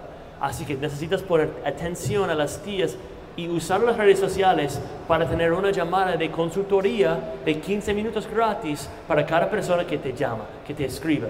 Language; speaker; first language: Spanish; non-native, fluent; English